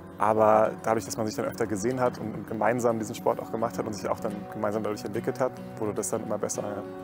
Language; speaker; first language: German; native; German